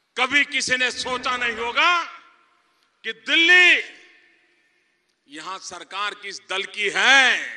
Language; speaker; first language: Hindi; non-native, local second language; Gujarati